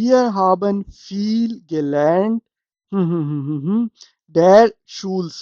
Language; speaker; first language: German; non-native, fluent; Urdu